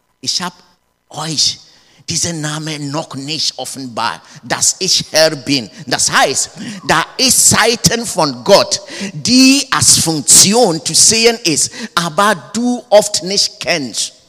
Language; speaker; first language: German; non-native, learner; English